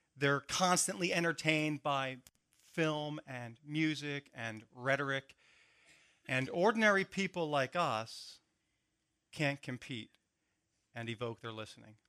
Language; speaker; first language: English; native; English